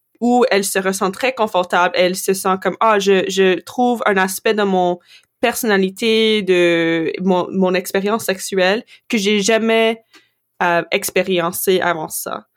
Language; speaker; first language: French; non-native, local second language; English